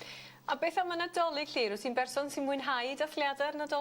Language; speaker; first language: Welsh; native; Welsh